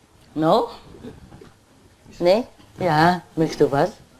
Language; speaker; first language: German; non-native, learner; Vietnamese